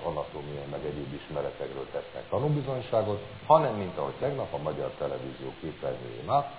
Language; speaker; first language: Hungarian; native; Hungarian